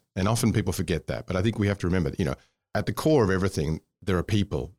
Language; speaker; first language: English; native; English